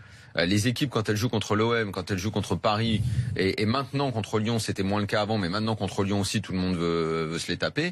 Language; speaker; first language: French; native; French